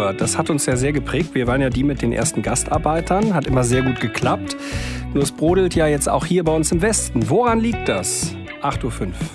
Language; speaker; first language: German; native; German